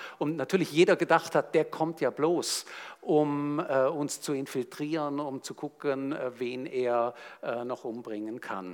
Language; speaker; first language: German; native; German